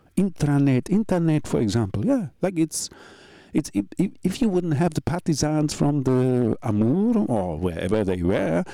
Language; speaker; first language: English; non-native, fluent; German